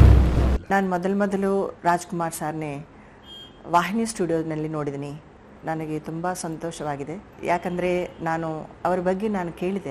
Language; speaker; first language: Kannada; non-native, learner; Telugu